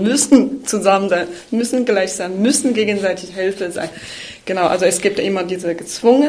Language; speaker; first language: German; non-native, fluent; Chinese